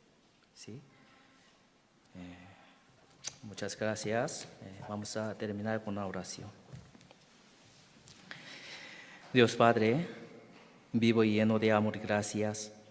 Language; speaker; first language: Spanish; non-native, learner; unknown